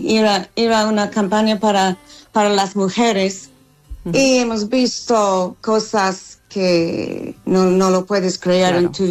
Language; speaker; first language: Spanish; non-native, fluent; English